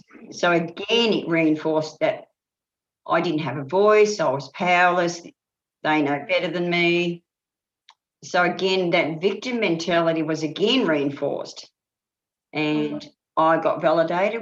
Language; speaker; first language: English; native; English